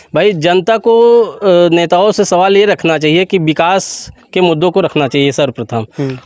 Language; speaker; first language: Hindi; native; Hindi